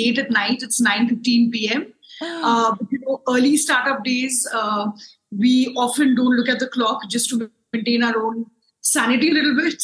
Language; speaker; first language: English; non-native, local second language; Hindi